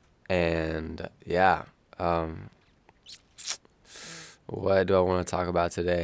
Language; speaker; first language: English; native; English